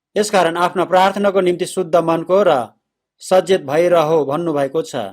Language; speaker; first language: Nepali; non-native, fluent; Korean